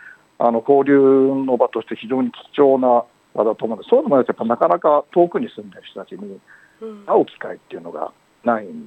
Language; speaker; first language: Japanese; native; Japanese